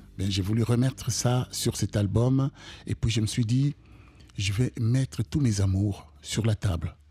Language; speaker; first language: French; non-native, local second language; Kongo